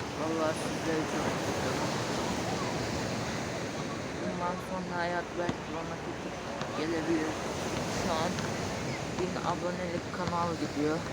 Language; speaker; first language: Turkish; non-native, fluent; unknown